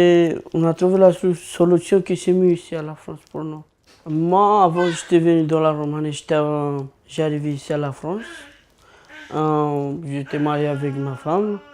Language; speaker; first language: French; non-native, learner; Romanian